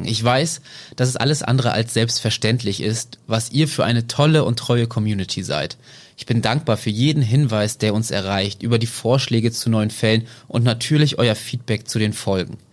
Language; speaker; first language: German; native; German